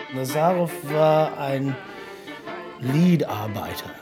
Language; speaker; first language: German; non-native, fluent; English